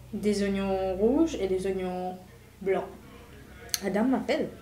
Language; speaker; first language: French; non-native, local second language; Morisyen